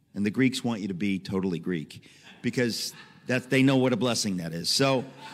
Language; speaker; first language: English; native; English